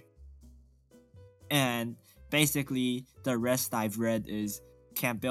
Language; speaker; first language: English; non-native, fluent; Chinese